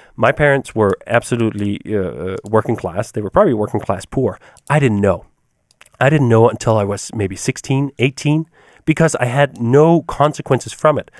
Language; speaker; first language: English; non-native, fluent; Danish